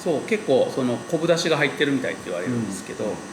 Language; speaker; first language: Japanese; native; Japanese